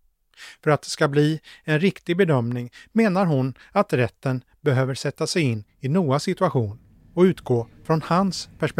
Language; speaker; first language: Swedish; native; Swedish